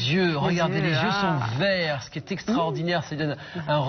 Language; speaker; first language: French; native; French